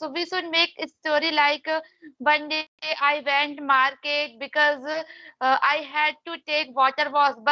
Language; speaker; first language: English; non-native, learner; Hindi